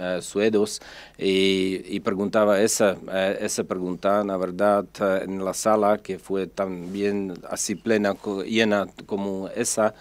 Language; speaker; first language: Spanish; non-native, fluent; Czech